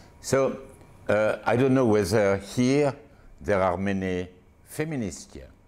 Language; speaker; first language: English; non-native, fluent; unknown